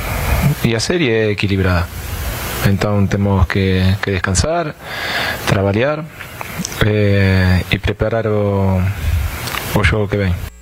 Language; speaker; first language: Portuguese; non-native, fluent; Spanish